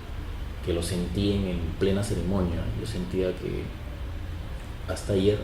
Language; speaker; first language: Spanish; native; Spanish